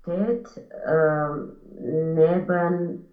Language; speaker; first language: German; non-native, learner; Romanian